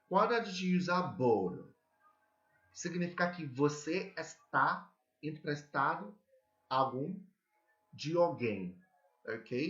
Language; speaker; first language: Portuguese; non-native, learner; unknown